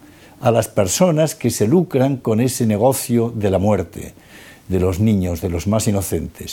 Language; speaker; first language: Spanish; native; Spanish